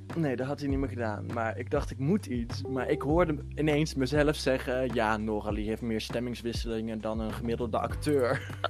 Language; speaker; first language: Dutch; native; Dutch